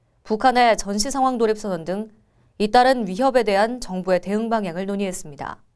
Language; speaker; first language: Korean; native; Korean